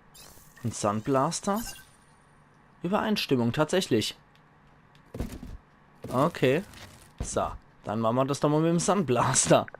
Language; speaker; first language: German; native; German